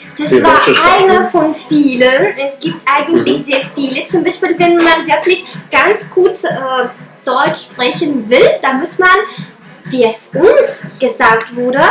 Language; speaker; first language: German; non-native, fluent; Russian